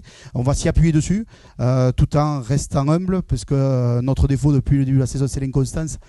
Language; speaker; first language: French; native; French